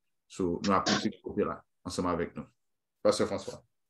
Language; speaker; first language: French; native; French